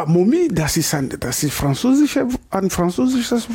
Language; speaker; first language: German; non-native, learner; Lingala